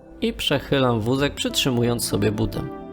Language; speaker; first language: Polish; native; Polish